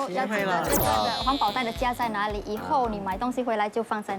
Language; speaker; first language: Chinese; native; Chinese